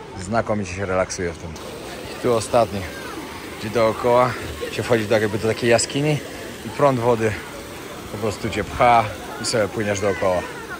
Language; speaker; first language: Polish; native; Polish